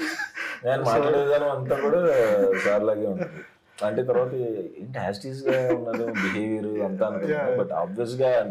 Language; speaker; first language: Telugu; native; Telugu